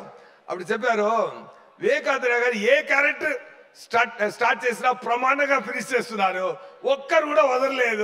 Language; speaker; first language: Telugu; non-native, fluent; Tamil